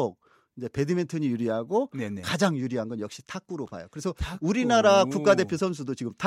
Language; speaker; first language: Korean; native; Korean